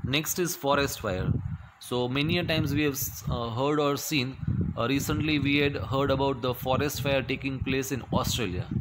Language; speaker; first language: English; non-native, local second language; Gujarati